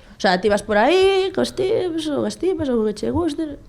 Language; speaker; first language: Spanish; non-native, local second language; Galician